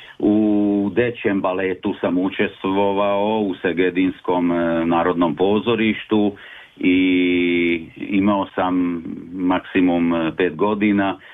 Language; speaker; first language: Serbian; early bilingual, heritage; Serbian